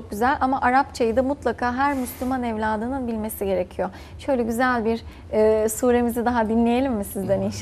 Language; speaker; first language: Turkish; native; Turkish